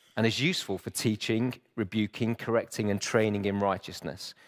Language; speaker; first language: English; native; English